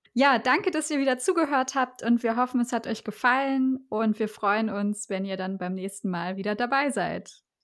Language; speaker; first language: German; early bilingual, other home language; Armenian